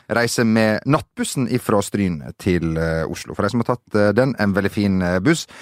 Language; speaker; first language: Norwegian; native; Norwegian